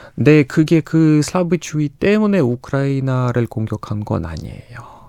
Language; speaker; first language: Korean; non-native, fluent; Russian